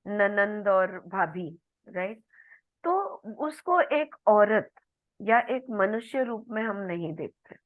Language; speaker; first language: Hindi; non-native, local second language; Marathi